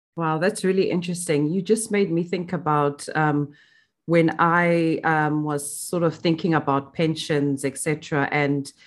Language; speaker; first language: English; non-native, local second language; Shona